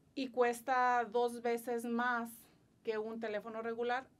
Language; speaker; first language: Spanish; native; Spanish